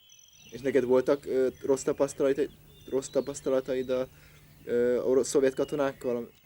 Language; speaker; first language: Hungarian; native; Hungarian